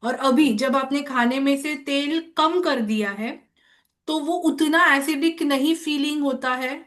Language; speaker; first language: Hindi; non-native, local second language; Marathi